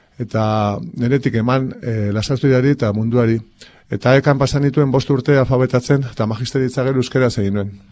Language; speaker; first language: Basque; native; Basque